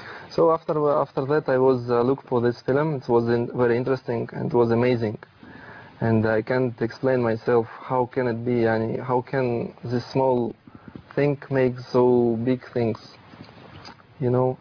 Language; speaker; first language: English; non-native, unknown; Russian